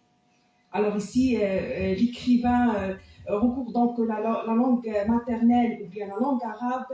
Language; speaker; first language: French; non-native, local second language; Arabic